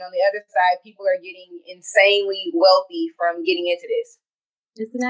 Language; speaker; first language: English; native; English